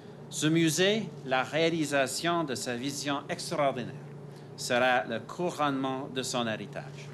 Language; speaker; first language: French; non-native, fluent; English